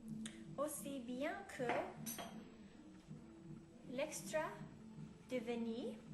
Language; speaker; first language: French; non-native, learner; English